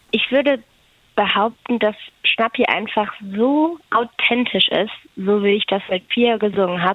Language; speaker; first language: German; native; German